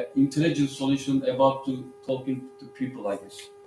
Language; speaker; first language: English; non-native, learner; Turkish